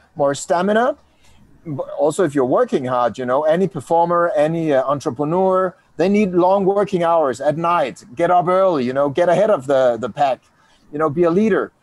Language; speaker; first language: English; non-native, fluent; Danish